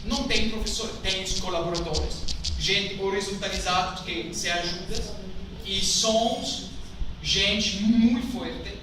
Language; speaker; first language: Portuguese; non-native, learner; French